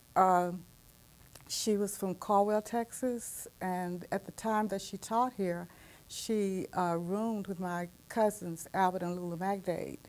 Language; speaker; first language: English; native; English